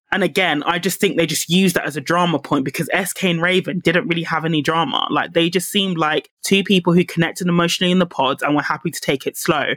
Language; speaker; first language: English; native; English